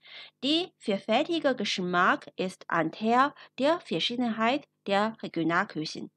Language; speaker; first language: German; non-native, fluent; Chinese